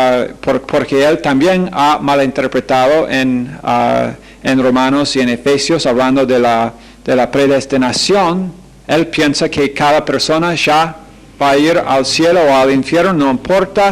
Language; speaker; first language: Spanish; non-native, fluent; English